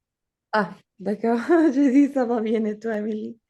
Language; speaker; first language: French; non-native, learner; Spanish